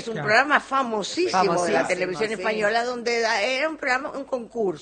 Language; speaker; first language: Spanish; native; Spanish